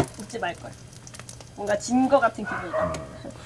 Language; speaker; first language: Korean; native; Korean